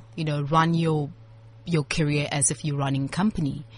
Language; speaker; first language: English; non-native, local second language; Southern Sotho